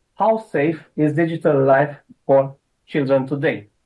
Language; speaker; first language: English; non-native, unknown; Romanian